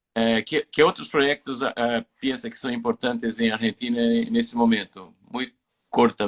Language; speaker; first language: Spanish; non-native, fluent; Portuguese